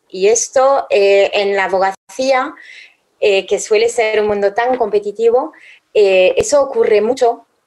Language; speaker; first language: Spanish; non-native, fluent; French